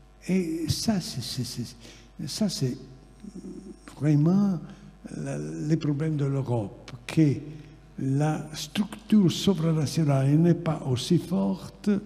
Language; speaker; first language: French; non-native, fluent; Italian